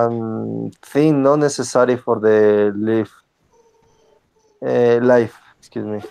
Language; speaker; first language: English; non-native, learner; Spanish